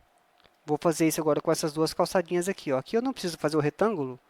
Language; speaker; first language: Portuguese; native; Portuguese